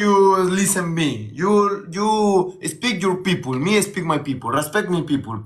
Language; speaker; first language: English; non-native, learner; Spanish